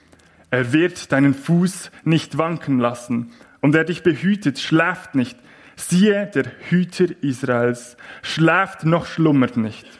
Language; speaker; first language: German; native; German